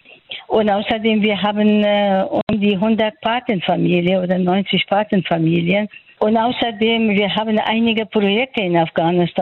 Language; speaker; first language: German; non-native, fluent; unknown